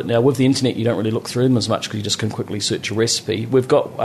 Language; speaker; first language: English; native; English